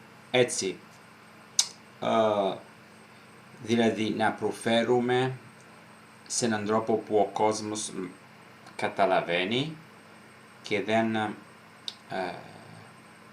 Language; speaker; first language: Greek; non-native, fluent; Italian